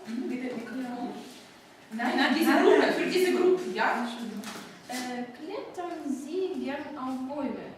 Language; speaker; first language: German; non-native, fluent; Ukrainian